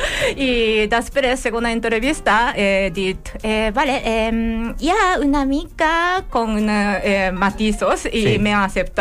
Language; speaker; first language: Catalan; non-native, learner; Japanese